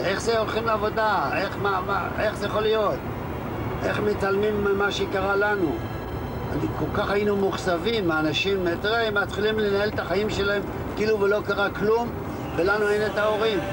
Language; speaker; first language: Hebrew; non-native, fluent; Yiddish